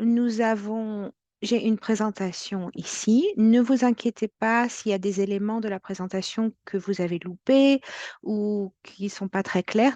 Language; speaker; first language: French; native; French